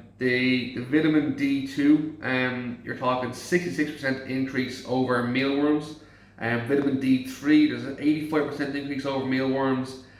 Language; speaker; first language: English; native; English